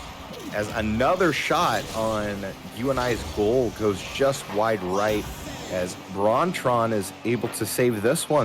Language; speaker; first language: English; native; English